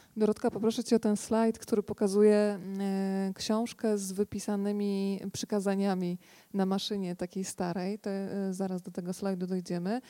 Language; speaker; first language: Polish; native; Polish